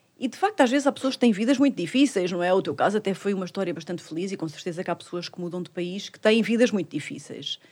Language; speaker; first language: Portuguese; native; Portuguese